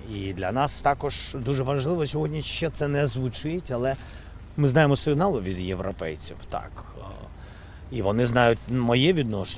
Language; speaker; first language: Ukrainian; non-native, local second language; Russian